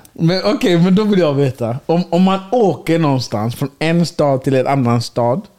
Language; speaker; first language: Swedish; early bilingual, other home language; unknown